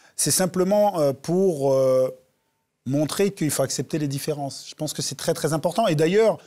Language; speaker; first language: French; native; French